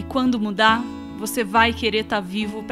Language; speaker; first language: Portuguese; native; Portuguese